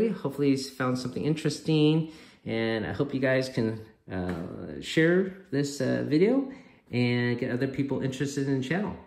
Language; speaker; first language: English; native; English